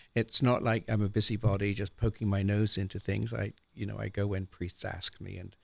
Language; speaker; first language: English; native; English